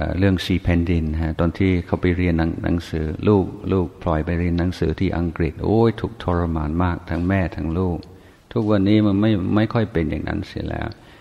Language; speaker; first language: Thai; non-native, fluent; English